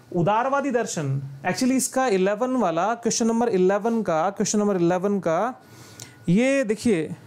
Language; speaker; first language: Hindi; native; Hindi